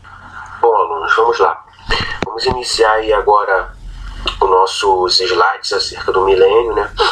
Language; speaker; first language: Portuguese; native; Portuguese